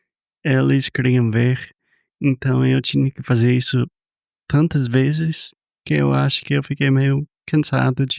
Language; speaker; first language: Portuguese; non-native, fluent; English